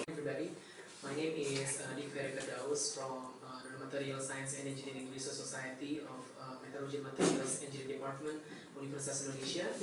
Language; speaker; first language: English; non-native, fluent; Indonesian